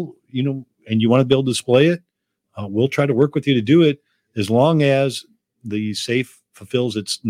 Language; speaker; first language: English; native; English